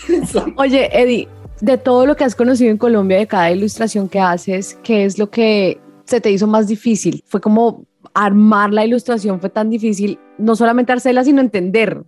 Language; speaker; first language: Spanish; native; Spanish